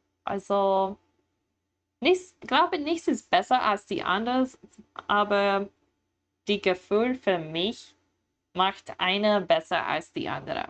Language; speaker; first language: German; non-native, learner; English